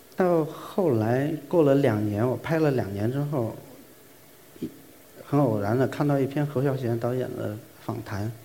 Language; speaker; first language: Chinese; native; Chinese